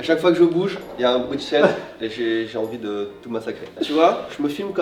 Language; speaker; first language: French; native; French